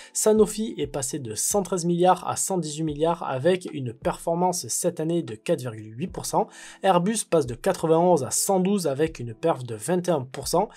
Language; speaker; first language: French; native; French